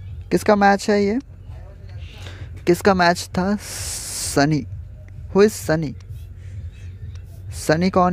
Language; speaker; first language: Hindi; non-native, local second language; Bangla